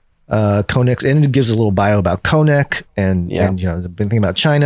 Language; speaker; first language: English; native; English